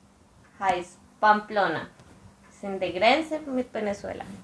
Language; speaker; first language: German; non-native, learner; Spanish